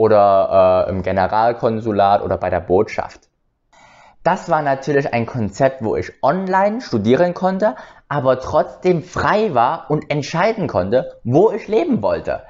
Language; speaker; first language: German; early bilingual, other home language; Vietnamese